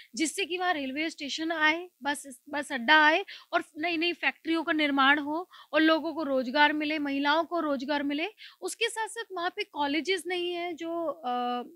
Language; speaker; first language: Hindi; native; Hindi